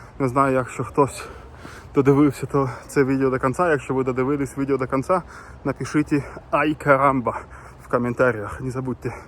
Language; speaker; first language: Ukrainian; non-native, local second language; Russian